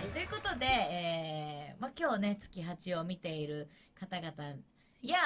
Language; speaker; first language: Japanese; native; Japanese